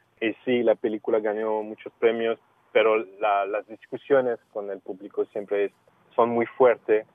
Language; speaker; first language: Spanish; non-native, fluent; French